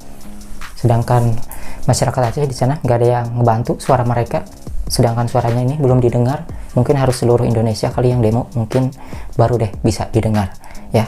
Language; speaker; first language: Indonesian; native; Indonesian